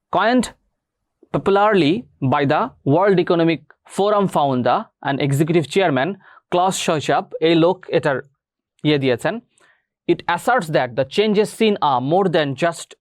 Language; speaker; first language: English; non-native, local second language; Bangla